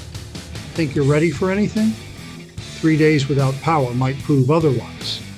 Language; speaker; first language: English; native; English